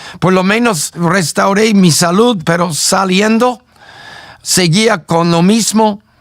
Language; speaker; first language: Spanish; non-native, fluent; English